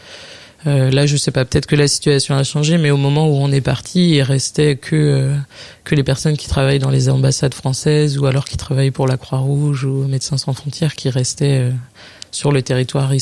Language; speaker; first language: French; native; French